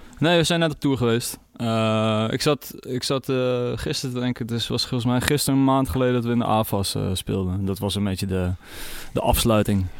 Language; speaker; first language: Dutch; native; Dutch